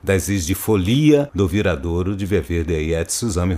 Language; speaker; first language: German; non-native, learner; Portuguese